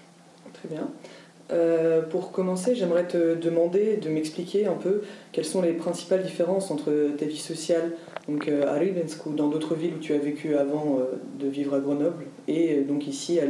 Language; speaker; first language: French; non-native, fluent; Russian